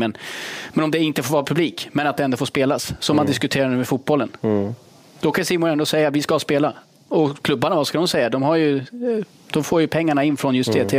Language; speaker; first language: Swedish; native; Swedish